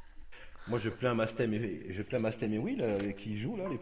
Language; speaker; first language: French; native; French